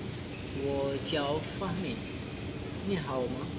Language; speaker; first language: Chinese; non-native, learner; Malay